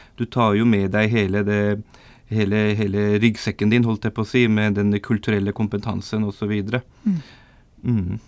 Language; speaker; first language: Norwegian; early bilingual, other home language; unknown